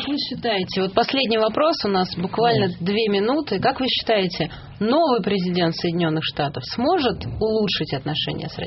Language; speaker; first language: Russian; native; Russian